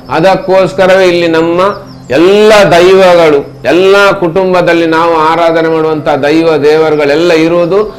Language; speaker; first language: Kannada; non-native, local second language; Tulu